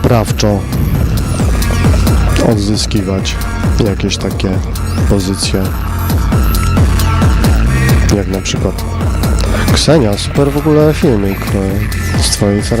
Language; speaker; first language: Polish; native; Polish